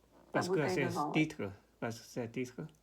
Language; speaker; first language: French; non-native, learner; Korean